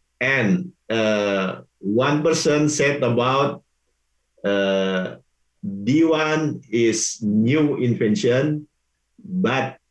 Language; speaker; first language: English; non-native, learner; Indonesian